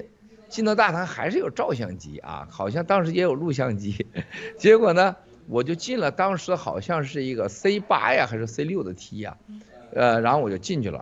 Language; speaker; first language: Chinese; native; Chinese